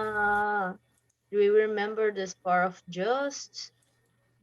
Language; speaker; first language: English; non-native, learner; Portuguese